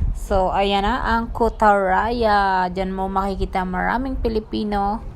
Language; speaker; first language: Filipino; native; Filipino